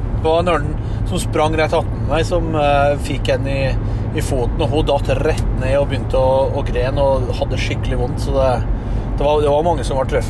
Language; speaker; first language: Norwegian; native; Norwegian